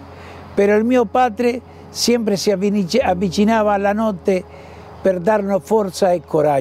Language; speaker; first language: Italian; early bilingual, heritage; Italian